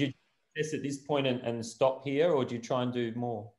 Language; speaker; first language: English; native; English